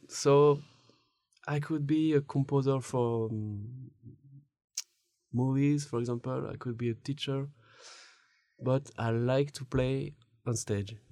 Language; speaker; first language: English; non-native, learner; French